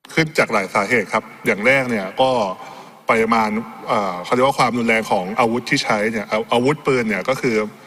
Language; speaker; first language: Thai; native; Thai